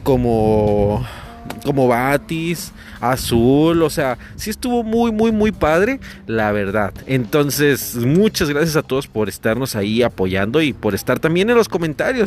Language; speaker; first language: Spanish; native; Spanish